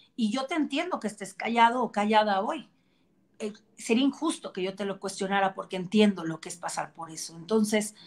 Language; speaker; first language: Spanish; native; Spanish